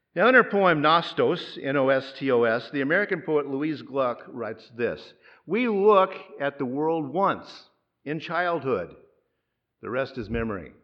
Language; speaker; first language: English; native; English